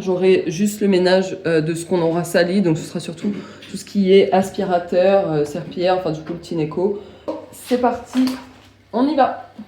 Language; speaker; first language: French; native; French